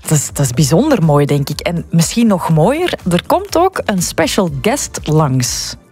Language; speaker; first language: Dutch; native; Dutch